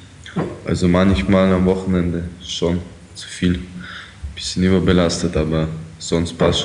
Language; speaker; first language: German; early bilingual, other home language; Ukrainian